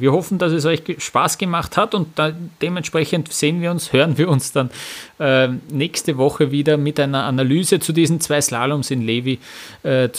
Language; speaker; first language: German; native; German